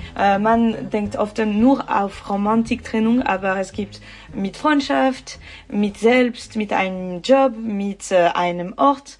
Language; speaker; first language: German; non-native, local second language; French